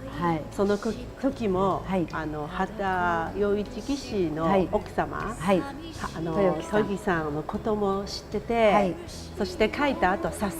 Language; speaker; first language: Japanese; non-native, fluent; Chinese